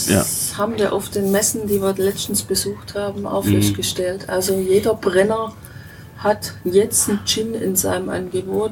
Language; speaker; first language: German; native; German